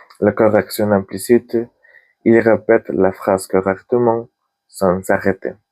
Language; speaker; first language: French; non-native, learner; Spanish